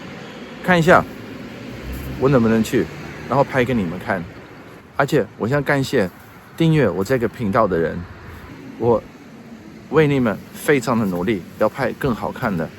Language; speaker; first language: Chinese; non-native, fluent; Dutch